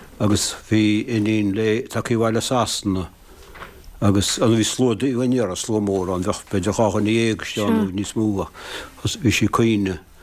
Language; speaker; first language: Irish; native; Irish